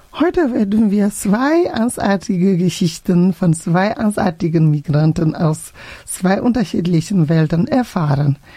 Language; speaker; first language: German; non-native, fluent; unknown